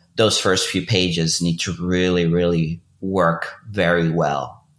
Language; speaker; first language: English; non-native, fluent; Spanish